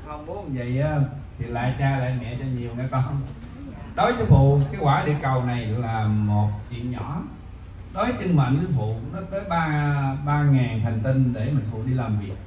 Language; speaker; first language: Vietnamese; native; Vietnamese